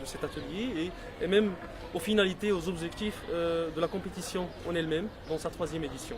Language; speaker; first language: French; non-native, local second language; Arabic